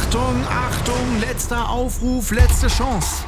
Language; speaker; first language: German; native; German